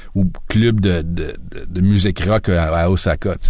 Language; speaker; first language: French; native; French